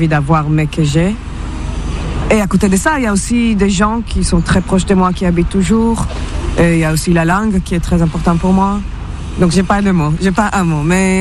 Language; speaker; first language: French; non-native, fluent; Hebrew